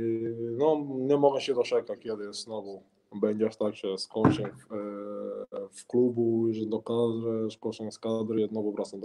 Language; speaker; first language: Polish; non-native, learner; Spanish